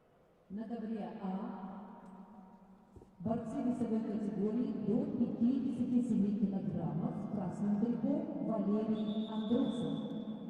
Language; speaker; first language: Russian; native; Russian